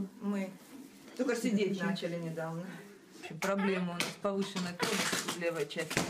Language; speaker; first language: Russian; native; Russian